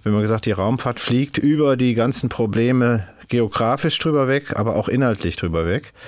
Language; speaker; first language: German; native; German